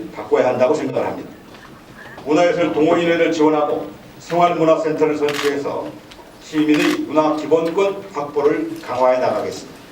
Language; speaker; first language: Korean; native; Korean